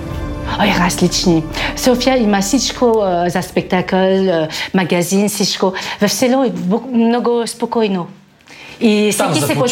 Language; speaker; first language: Bulgarian; non-native, learner; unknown